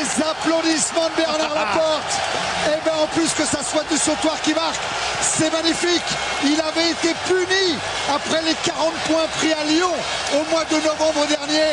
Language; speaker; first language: French; native; French